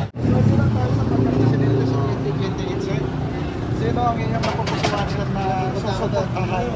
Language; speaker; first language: Filipino; native; Filipino